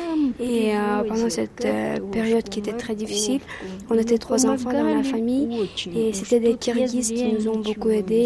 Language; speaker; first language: French; non-native, fluent; Russian